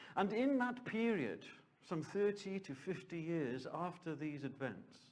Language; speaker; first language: English; native; English